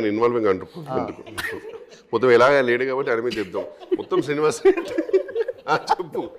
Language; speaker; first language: Telugu; native; Telugu